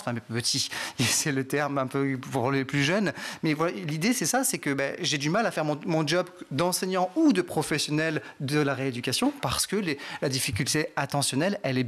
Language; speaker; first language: French; native; French